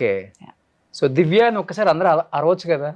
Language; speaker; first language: Telugu; native; Telugu